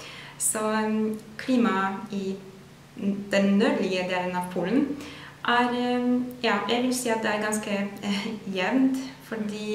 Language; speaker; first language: Norwegian; non-native, fluent; Polish